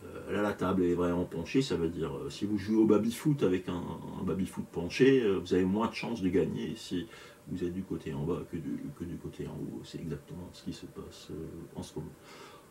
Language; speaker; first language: French; native; French